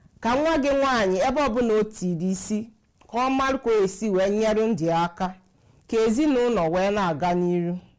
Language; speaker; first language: Igbo; native; Igbo